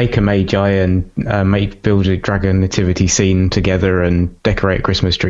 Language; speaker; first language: English; native; English